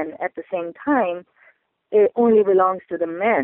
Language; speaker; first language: English; non-native, local second language; Urdu